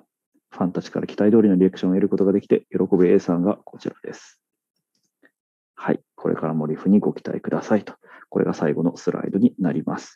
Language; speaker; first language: Japanese; native; Japanese